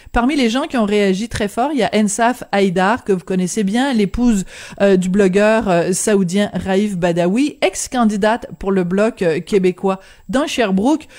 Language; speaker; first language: French; native; French